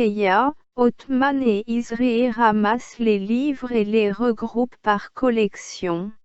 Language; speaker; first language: French; non-native, learner; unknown